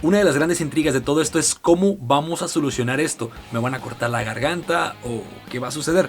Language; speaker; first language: Spanish; native; Spanish